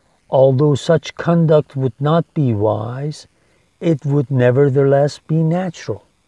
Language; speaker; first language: English; non-native, fluent; Persian